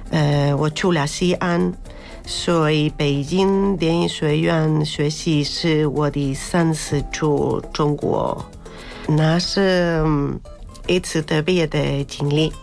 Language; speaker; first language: Chinese; non-native, learner; Spanish